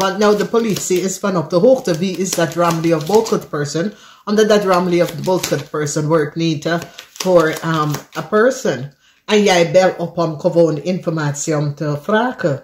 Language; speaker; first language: Dutch; non-native, learner; English